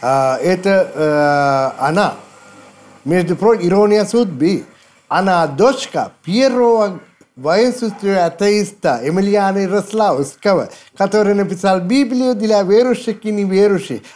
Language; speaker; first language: Russian; non-native, fluent; Sinhala